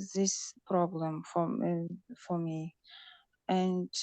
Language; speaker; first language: English; non-native, learner; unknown